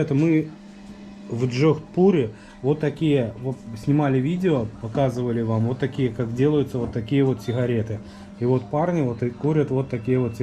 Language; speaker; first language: Russian; native; Russian